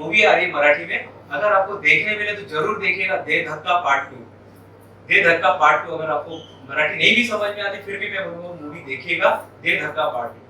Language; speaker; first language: Hindi; non-native, local second language; Marathi